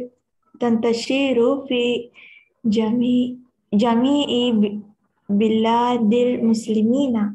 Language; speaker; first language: Arabic; non-native, learner; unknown